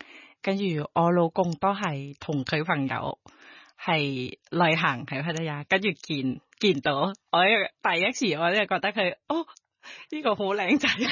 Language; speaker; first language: Cantonese; non-native, fluent; Thai